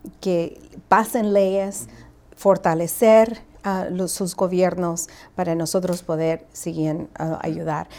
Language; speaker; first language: Spanish; early bilingual, heritage; Spanish